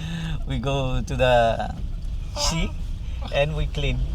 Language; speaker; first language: English; non-native, learner; Nepali